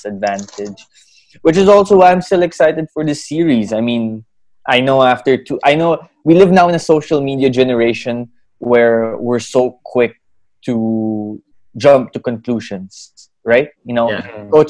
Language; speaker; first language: English; non-native, local second language; Filipino